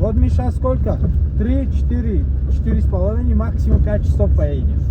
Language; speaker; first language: Russian; non-native, local second language; Tajik